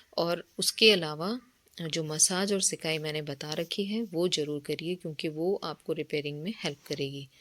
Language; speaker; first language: Hindi; native; Hindi